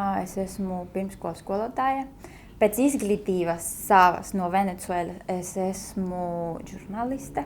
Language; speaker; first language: Latvian; non-native, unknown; Spanish